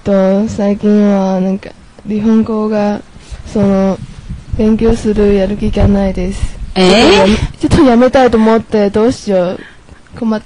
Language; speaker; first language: Japanese; non-native, learner; Chinese